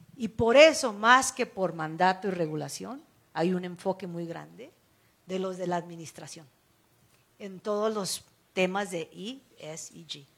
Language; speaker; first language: Spanish; early bilingual, heritage; Spanish